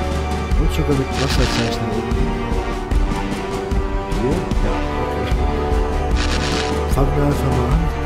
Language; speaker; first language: German; native; German